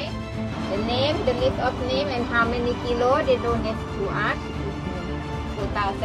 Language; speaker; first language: English; non-native, learner; Thai